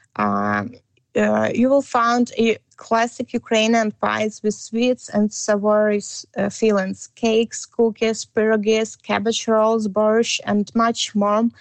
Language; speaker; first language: English; non-native, learner; Ukrainian